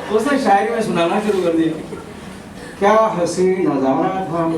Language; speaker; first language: Hindi; non-native, local second language; Marathi